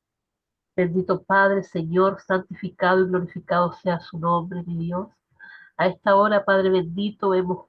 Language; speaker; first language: Spanish; native; Spanish